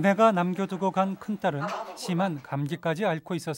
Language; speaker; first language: Korean; native; Korean